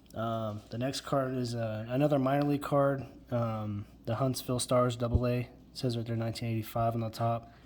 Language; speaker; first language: English; native; English